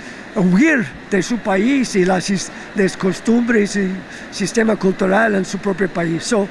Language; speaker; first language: Spanish; non-native, fluent; English